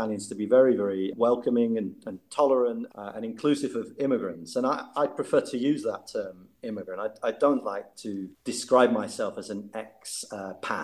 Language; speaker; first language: English; native; English